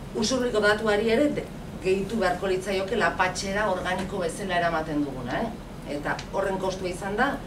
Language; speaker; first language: Basque; native; Basque